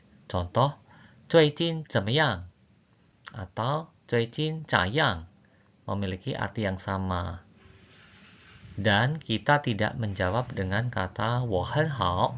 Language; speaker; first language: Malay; non-native, fluent; Chinese